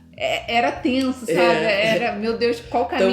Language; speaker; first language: Portuguese; native; Portuguese